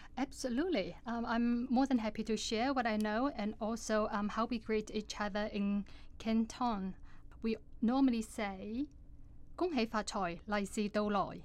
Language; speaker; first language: English; non-native, fluent; Cantonese